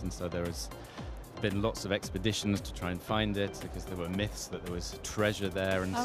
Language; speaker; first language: English; native; English